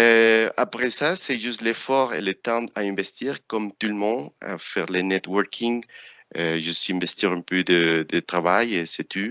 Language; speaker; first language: French; non-native, fluent; Spanish